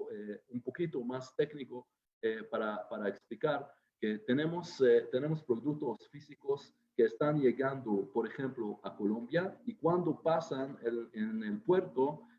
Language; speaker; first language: Spanish; non-native, fluent; Hebrew